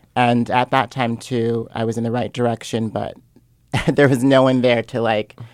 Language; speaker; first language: English; native; English